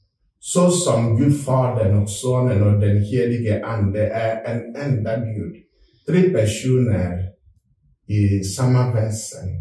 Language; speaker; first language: Swedish; non-native, fluent; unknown